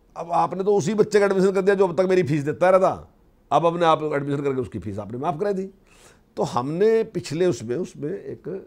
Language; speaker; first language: Hindi; native; Hindi